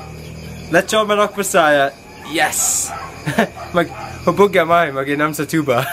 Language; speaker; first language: Cebuano; non-native, learner; English